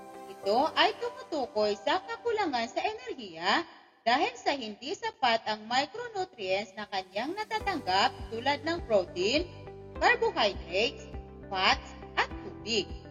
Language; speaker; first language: Filipino; native; Filipino